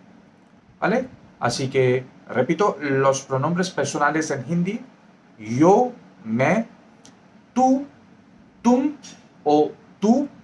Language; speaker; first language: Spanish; non-native, fluent; Hindi